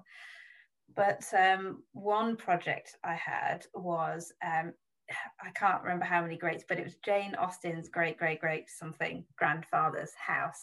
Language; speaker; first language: English; native; English